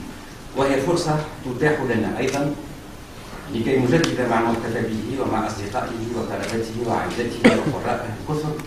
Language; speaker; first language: Arabic; native; Arabic